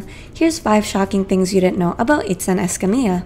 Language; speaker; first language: English; native; English